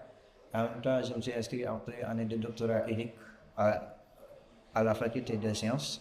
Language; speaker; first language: French; non-native, local second language; Wolof